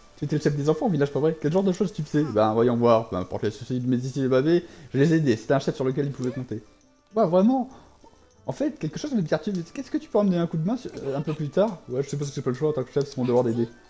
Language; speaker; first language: French; native; French